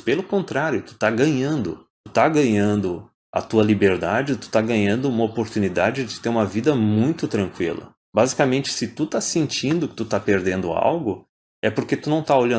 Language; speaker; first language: Portuguese; native; Portuguese